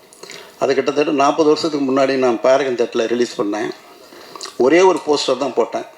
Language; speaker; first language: Tamil; native; Tamil